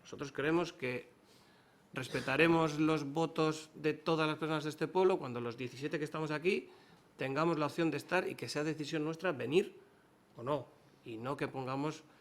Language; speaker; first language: Spanish; non-native, local second language; Basque